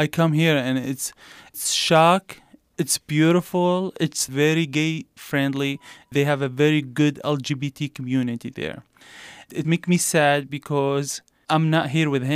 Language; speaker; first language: English; non-native, learner; Arabic